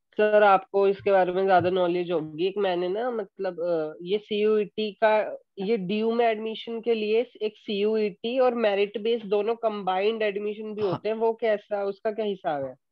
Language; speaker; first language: Hindi; native; Hindi